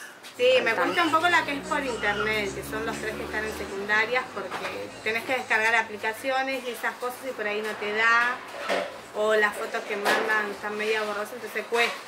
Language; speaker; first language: Spanish; native; Spanish